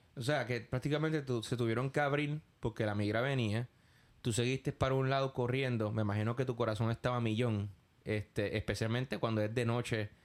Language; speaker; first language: Spanish; native; Spanish